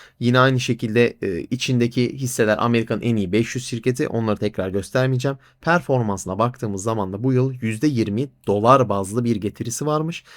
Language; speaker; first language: Turkish; native; Turkish